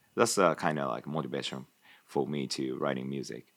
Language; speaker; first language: English; non-native, fluent; Japanese